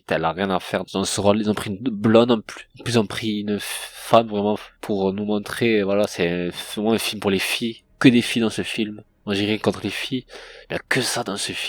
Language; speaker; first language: French; native; French